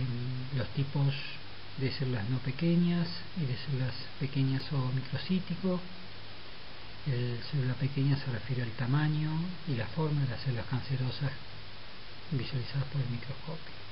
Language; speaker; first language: Spanish; native; Spanish